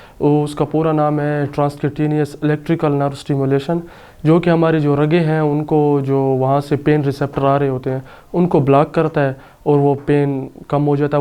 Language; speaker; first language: Urdu; non-native, local second language; Saraiki